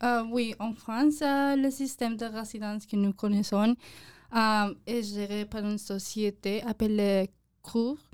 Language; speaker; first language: French; non-native, learner; English